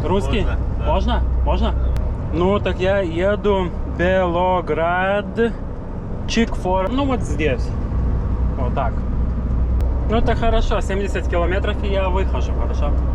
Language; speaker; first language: Russian; non-native, learner; Lithuanian